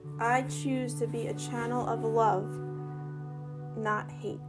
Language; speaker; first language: English; native; English